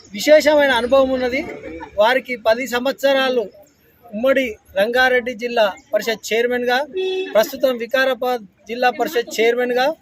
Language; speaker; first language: Telugu; native; Telugu